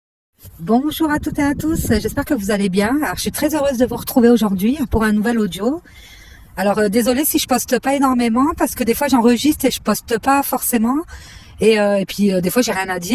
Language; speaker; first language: French; native; French